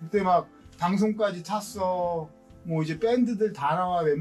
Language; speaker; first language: Korean; native; Korean